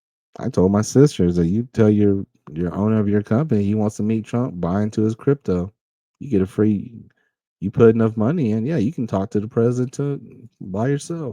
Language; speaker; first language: English; native; English